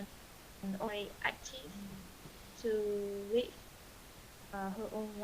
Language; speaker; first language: English; non-native, learner; Vietnamese